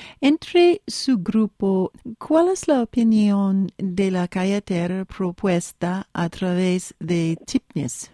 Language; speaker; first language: Spanish; non-native, learner; English